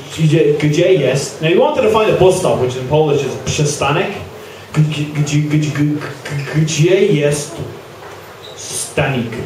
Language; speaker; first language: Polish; non-native, learner; English